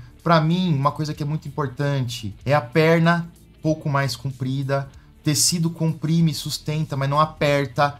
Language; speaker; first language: Portuguese; native; Portuguese